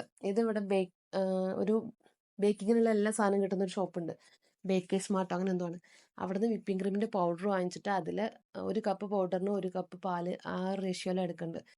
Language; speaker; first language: Malayalam; native; Malayalam